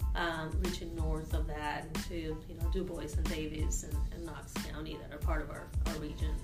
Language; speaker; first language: English; non-native, fluent; Spanish